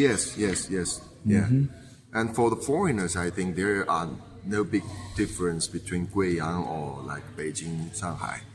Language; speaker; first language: English; non-native, fluent; Chinese